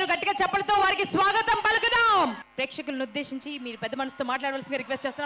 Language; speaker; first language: Telugu; native; Telugu